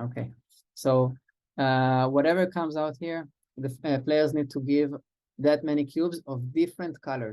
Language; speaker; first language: English; non-native, fluent; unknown